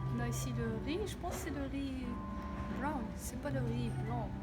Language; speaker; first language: French; non-native, local second language; Arabic